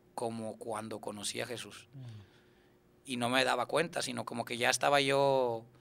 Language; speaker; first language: Spanish; native; Spanish